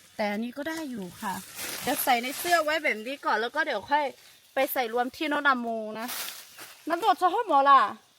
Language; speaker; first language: Thai; non-native, local second language; Lahu